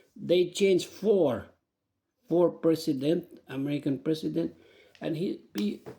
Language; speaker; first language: English; non-native, learner; Albanian